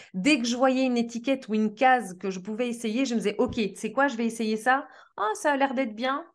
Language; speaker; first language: French; early bilingual, other home language; Portuguese